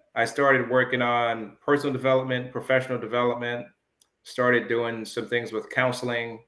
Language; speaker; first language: English; early bilingual, other home language; Jamaican Creole English